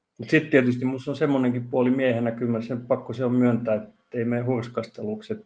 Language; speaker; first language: Finnish; non-native, local second language; Swedish